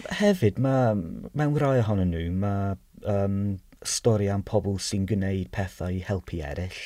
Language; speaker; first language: Welsh; non-native, fluent; English